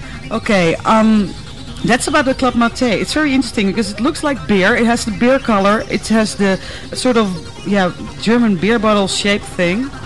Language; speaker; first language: English; non-native, fluent; Dutch